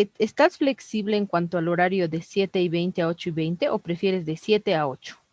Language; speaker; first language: Spanish; native; Spanish